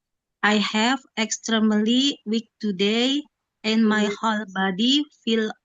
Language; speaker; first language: English; non-native, learner; Indonesian